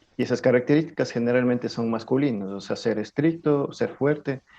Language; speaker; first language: Spanish; native; Spanish